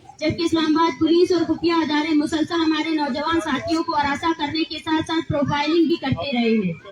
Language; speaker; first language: Urdu; non-native, local second language; Baluchi